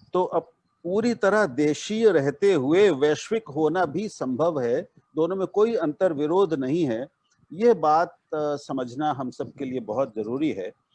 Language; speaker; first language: Hindi; native; Hindi